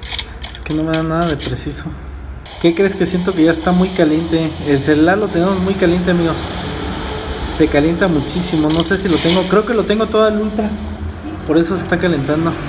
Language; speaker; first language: Spanish; native; Spanish